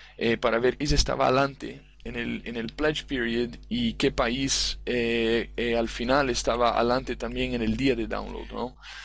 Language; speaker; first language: Spanish; non-native, fluent; Portuguese